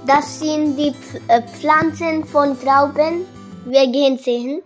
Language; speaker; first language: German; non-native, learner; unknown